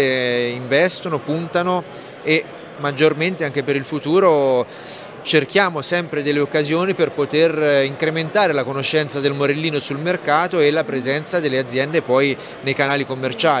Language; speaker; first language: Italian; native; Italian